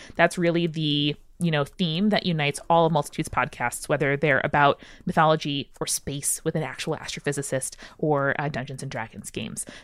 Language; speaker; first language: English; native; English